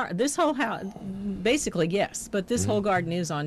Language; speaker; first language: English; native; English